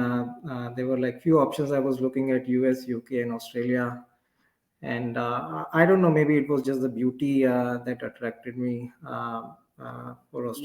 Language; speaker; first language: Hindi; native; Hindi